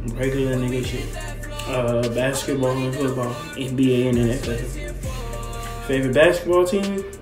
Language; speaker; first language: English; native; English